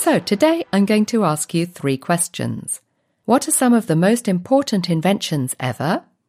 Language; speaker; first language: English; native; English